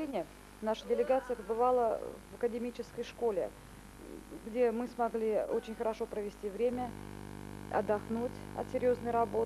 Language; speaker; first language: Russian; native; Russian